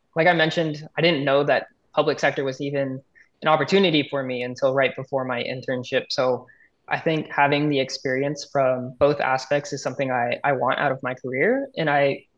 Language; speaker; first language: English; native; English